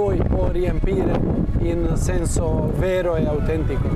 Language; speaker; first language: Italian; non-native, fluent; Croatian